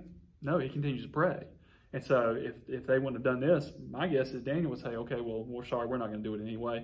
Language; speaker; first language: English; native; English